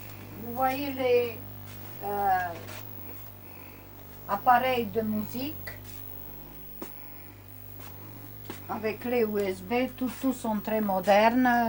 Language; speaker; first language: French; non-native, learner; Romanian